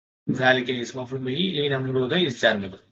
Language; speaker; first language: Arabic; non-native, fluent; Tamil